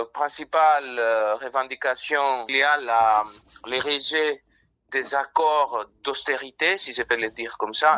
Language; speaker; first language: French; non-native, fluent; Greek